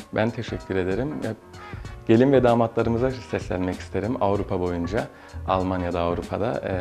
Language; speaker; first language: Turkish; early bilingual, heritage; Turkish